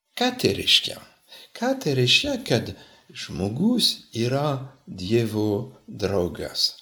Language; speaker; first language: Lithuanian; non-native, fluent; French